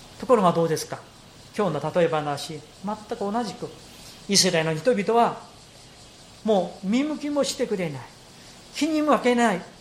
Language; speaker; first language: Japanese; non-native, fluent; Korean